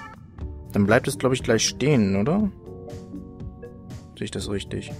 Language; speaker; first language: German; native; German